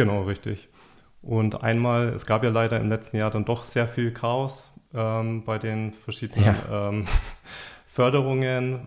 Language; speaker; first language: German; native; German